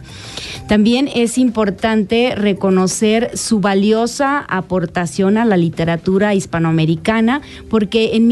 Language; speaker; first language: Spanish; native; Spanish